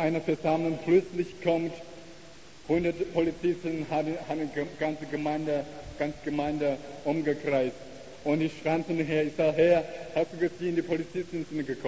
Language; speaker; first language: German; non-native, learner; Chinese